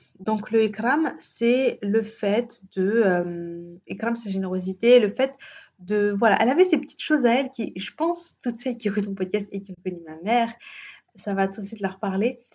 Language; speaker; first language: French; early bilingual, other home language; Arabic